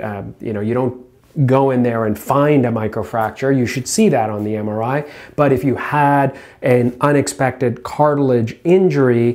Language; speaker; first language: English; native; English